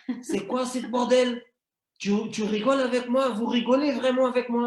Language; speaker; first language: French; non-native, fluent; Portuguese